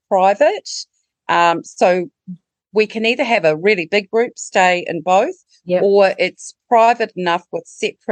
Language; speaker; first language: English; native; English